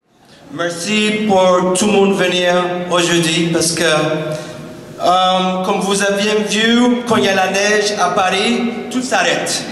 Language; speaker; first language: French; non-native, fluent; English